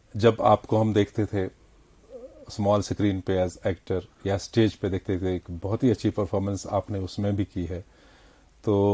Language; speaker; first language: Hindi; non-native, local second language; Kashmiri